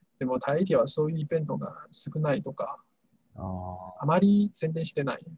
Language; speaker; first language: Japanese; non-native, learner; Chinese